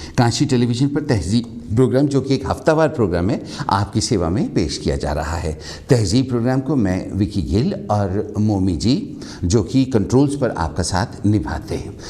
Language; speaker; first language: Hindi; native; Hindi